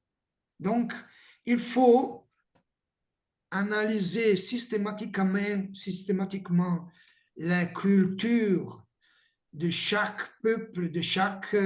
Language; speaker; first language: French; non-native, learner; Italian